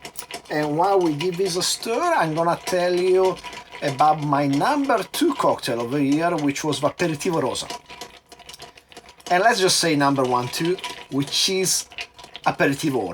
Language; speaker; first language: English; non-native, fluent; Italian